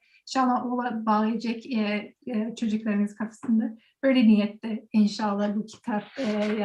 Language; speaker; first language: Turkish; non-native, learner; English